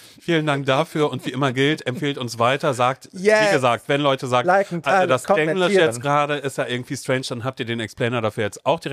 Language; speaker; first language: German; native; German